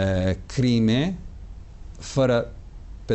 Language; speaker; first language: Romanian; non-native, fluent; English